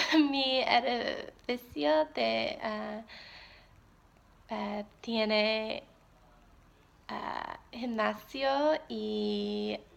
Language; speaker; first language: Spanish; non-native, learner; English